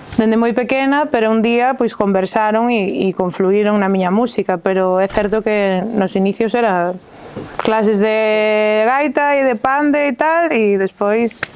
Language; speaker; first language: Galician; native; Galician